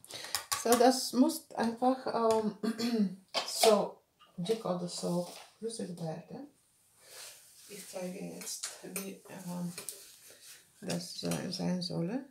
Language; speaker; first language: German; non-native, learner; Bulgarian